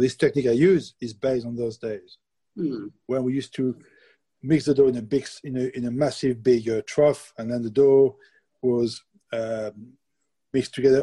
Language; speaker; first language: English; non-native, fluent; French